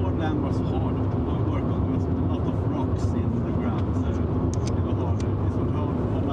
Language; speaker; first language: English; non-native, fluent; Swedish